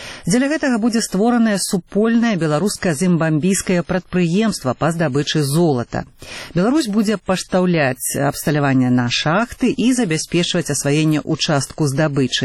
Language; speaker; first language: Belarusian; native; Belarusian